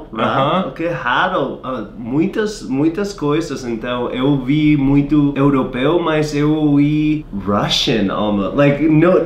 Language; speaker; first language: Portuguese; non-native, learner; English